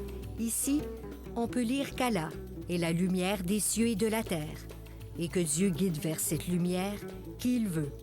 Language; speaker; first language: French; native; French